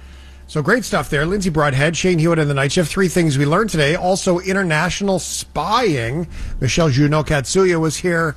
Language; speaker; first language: English; native; English